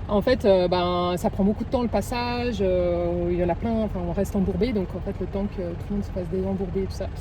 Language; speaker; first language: French; native; French